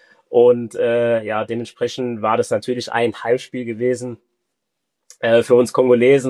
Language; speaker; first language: German; early bilingual, other home language; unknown